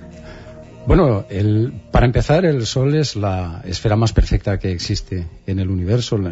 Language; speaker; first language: Spanish; native; Spanish